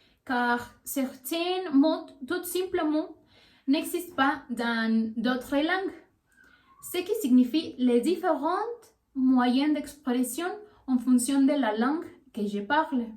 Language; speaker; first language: French; non-native, learner; Spanish